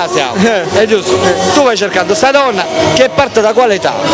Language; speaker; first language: Italian; native; Italian